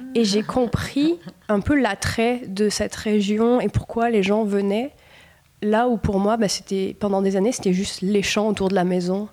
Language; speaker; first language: French; native; French